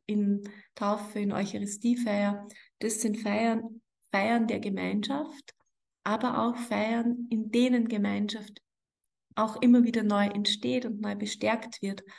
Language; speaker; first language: German; native; German